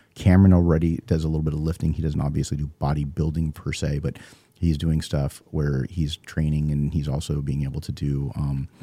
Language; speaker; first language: English; native; English